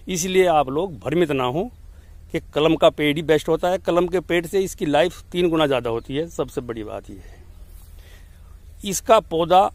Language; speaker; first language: Hindi; native; Hindi